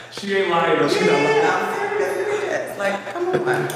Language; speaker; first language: English; native; English